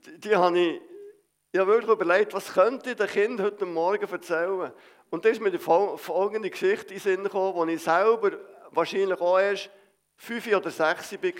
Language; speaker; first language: German; native; German